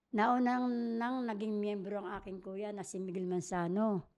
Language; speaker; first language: Filipino; native; Filipino